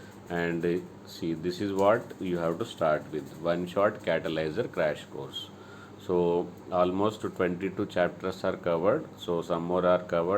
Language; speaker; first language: English; non-native, local second language; Telugu